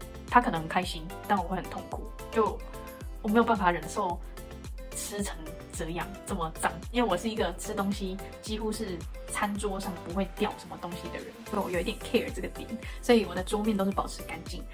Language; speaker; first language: Chinese; native; Chinese